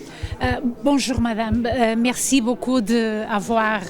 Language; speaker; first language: French; non-native, fluent; Portuguese